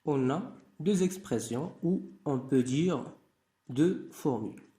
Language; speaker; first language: French; non-native, local second language; Arabic